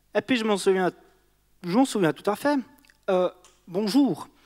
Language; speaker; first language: French; native; French